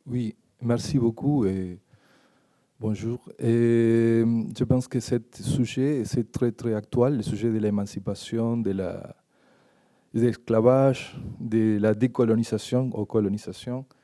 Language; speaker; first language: French; non-native, learner; Spanish